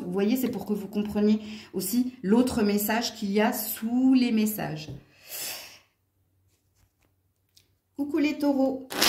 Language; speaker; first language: French; native; French